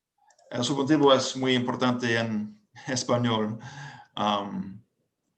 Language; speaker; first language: Spanish; non-native, learner; English